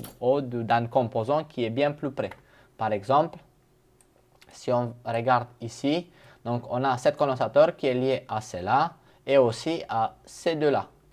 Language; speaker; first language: French; non-native, fluent; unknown